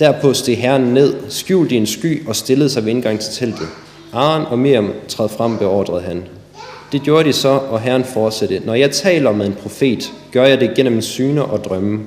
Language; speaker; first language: Danish; native; Danish